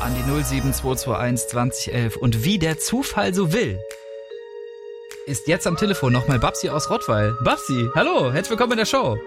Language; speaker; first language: German; native; German